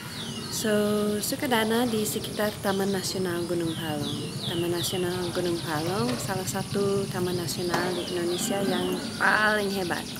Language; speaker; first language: Indonesian; non-native, fluent; English